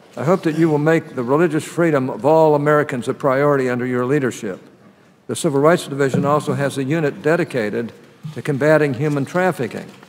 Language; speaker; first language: English; native; English